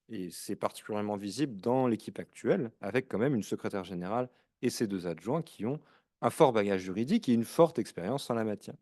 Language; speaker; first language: French; native; French